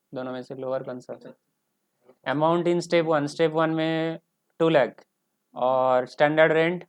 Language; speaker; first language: Hindi; non-native, local second language; Bangla